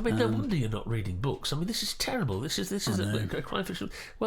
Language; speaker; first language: English; native; English